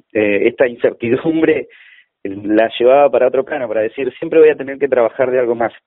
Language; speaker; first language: Spanish; native; Spanish